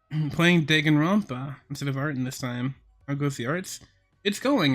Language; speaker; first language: English; native; English